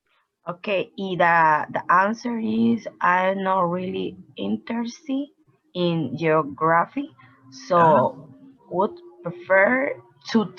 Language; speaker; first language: English; non-native, learner; Spanish